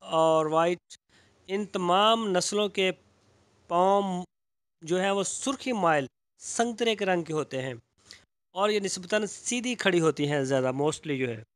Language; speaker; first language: Urdu; non-native, local second language; Punjabi